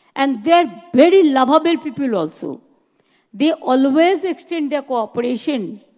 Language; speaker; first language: English; non-native, local second language; Bangla